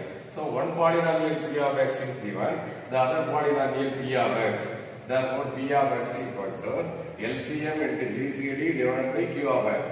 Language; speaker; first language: English; non-native, local second language; Tamil